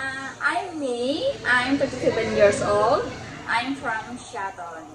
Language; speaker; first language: English; non-native, learner; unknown